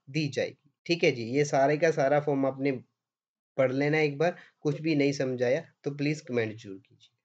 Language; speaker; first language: Hindi; non-native, local second language; Punjabi